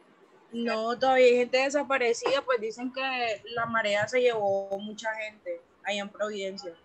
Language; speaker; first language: Spanish; native; Spanish